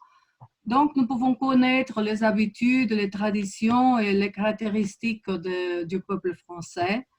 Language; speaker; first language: French; non-native, fluent; Portuguese